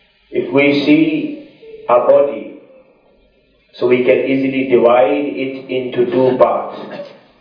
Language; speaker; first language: English; non-native, local second language; Urdu